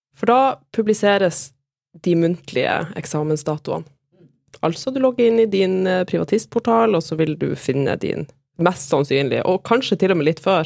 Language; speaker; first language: Norwegian; native; Norwegian